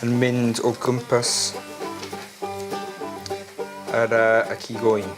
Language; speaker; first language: Welsh; non-native, learner; English